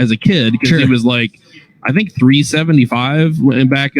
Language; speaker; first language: English; native; English